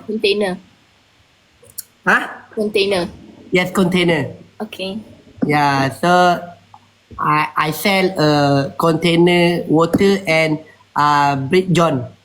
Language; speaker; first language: English; non-native, learner; Malay